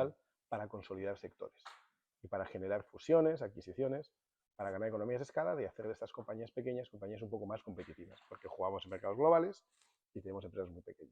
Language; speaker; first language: Spanish; native; Spanish